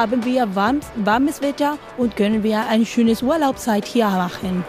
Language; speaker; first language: German; non-native, learner; Spanish